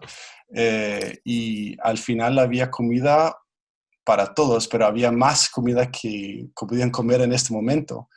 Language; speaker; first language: Spanish; non-native, fluent; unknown